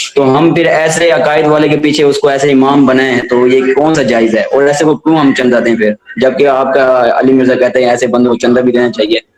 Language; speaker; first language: Urdu; non-native, local second language; Saraiki